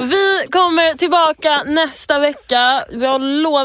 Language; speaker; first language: Swedish; early bilingual, heritage; English